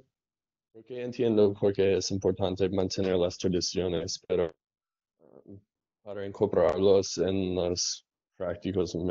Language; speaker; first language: Spanish; non-native, learner; English